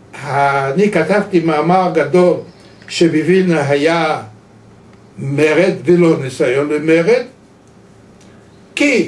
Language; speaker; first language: Hebrew; non-native, fluent; Yiddish